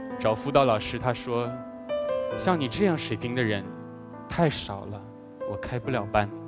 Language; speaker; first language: Chinese; non-native, fluent; French